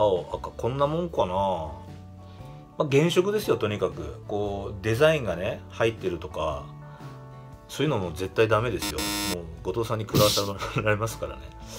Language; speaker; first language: Japanese; native; Japanese